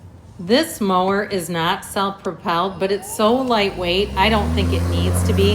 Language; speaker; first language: English; native; English